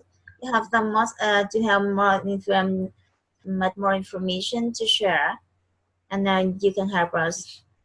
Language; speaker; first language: English; non-native, learner; Vietnamese